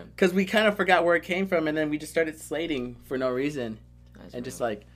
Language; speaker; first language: English; native; English